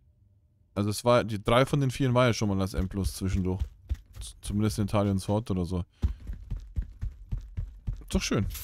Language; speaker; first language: German; native; German